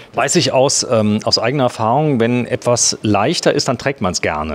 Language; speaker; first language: German; native; German